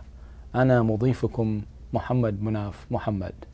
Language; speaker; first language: Arabic; non-native, fluent; English